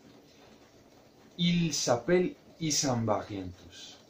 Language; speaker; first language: French; non-native, learner; Spanish